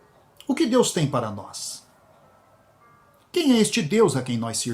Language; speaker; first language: Portuguese; native; Portuguese